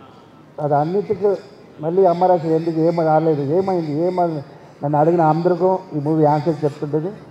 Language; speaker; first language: Telugu; non-native, learner; Tamil